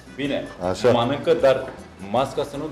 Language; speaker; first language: Romanian; non-native, learner; Turkish